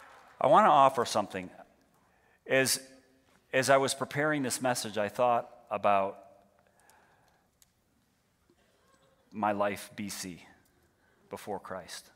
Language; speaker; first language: English; native; English